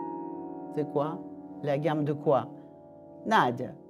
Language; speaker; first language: French; non-native, fluent; Russian